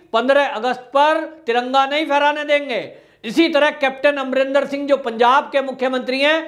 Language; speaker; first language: Hindi; native; Hindi